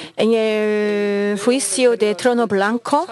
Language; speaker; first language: Spanish; non-native, learner; Korean